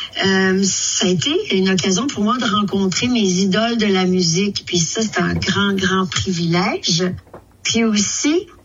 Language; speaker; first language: French; native; French